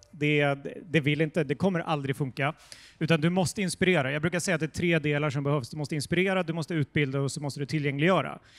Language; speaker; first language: Swedish; native; Swedish